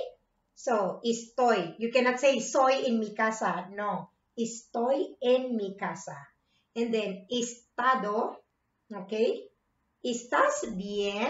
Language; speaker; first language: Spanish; non-native, fluent; Filipino